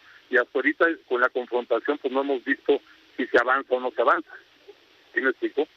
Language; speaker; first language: Spanish; native; Spanish